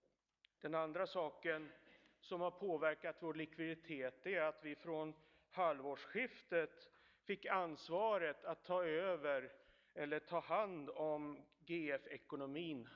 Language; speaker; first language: Swedish; native; Swedish